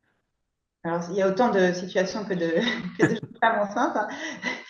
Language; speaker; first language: French; native; French